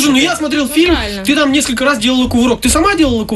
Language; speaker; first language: Russian; native; Russian